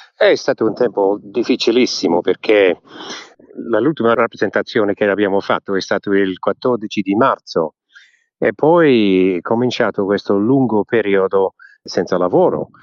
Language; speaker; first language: Italian; early bilingual, heritage; English